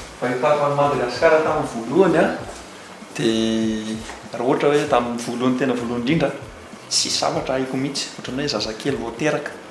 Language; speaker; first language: Malagasy; non-native, fluent; English